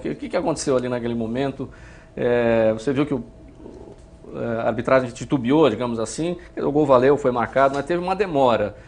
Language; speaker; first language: Portuguese; native; Portuguese